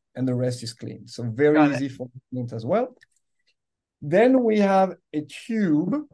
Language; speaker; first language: English; non-native, fluent; French